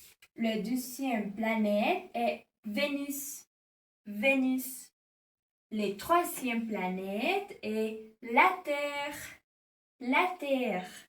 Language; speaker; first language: French; non-native, learner; Spanish